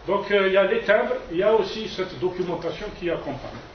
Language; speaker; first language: French; non-native, local second language; Kabyle